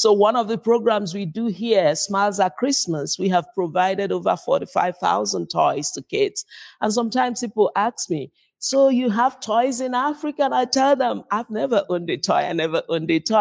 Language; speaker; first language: English; non-native, local second language; Igbo